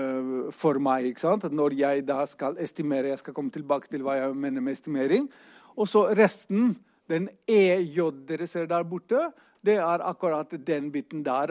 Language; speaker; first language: Norwegian; non-native, fluent; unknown